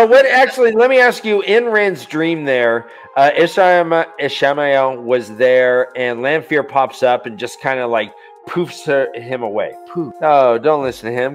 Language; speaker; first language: English; native; English